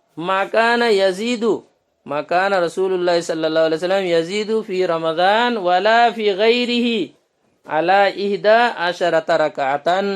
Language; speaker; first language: Urdu; non-native, local second language; Manipuri